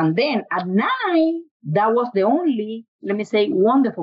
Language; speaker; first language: English; non-native, learner; Spanish